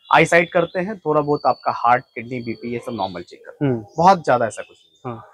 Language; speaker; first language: Hindi; native; Hindi